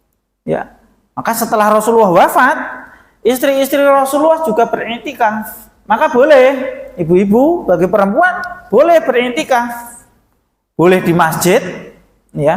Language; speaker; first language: Indonesian; non-native, local second language; Javanese